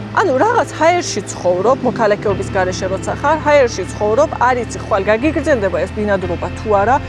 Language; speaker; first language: Georgian; early bilingual, heritage; Georgian